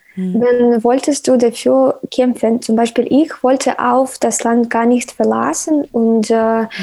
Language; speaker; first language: German; non-native, fluent; Ukrainian